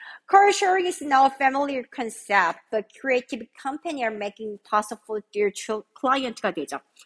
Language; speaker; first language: English; non-native, fluent; Korean